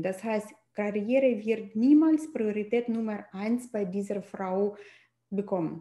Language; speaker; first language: German; non-native, fluent; Russian